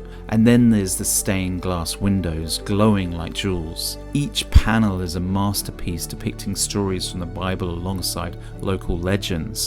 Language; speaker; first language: English; native; English